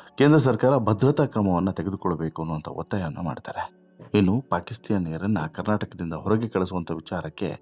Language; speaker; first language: Kannada; native; Kannada